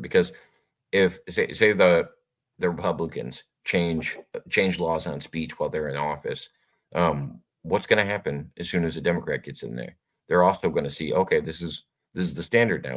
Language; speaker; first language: English; native; English